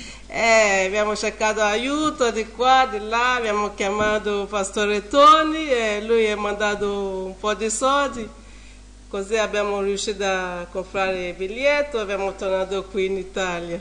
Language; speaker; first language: Italian; non-native, learner; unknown